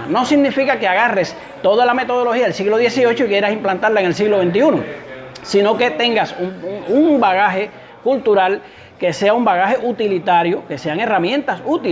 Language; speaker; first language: Spanish; native; Spanish